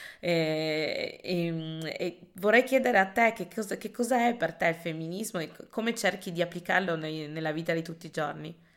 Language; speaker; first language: Italian; early bilingual, other home language; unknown